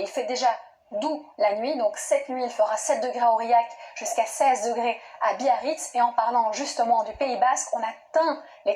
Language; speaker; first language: French; native; French